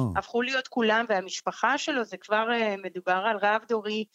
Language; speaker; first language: Hebrew; non-native, fluent; Spanish